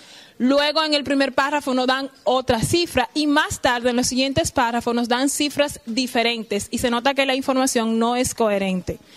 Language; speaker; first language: Spanish; native; Spanish